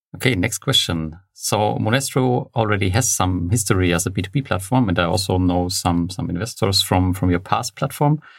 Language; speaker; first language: English; non-native, fluent; German